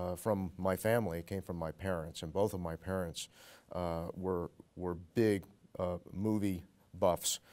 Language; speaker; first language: English; native; English